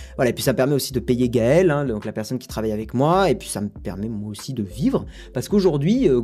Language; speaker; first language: French; native; French